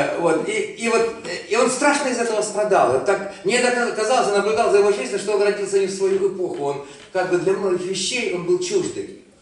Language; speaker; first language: Russian; native; Russian